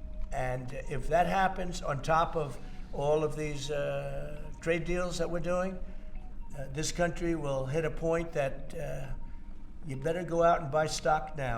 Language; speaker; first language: English; native; English